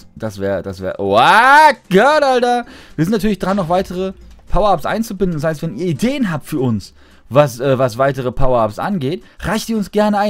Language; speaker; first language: German; native; German